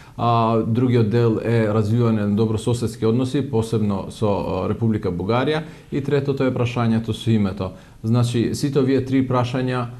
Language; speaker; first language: Macedonian; non-native, local second language; Albanian